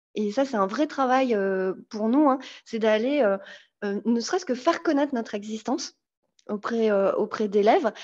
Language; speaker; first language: French; native; French